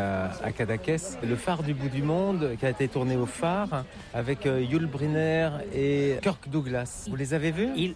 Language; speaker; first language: French; native; French